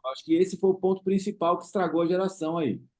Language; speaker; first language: Portuguese; native; Portuguese